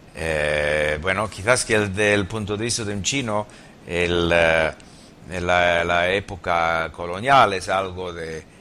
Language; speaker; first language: Spanish; non-native, learner; English